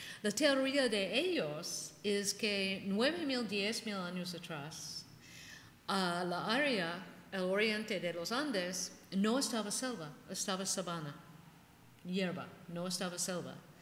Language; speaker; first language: Spanish; non-native, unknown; English